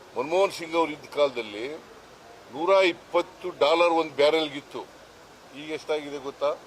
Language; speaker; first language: Kannada; native; Kannada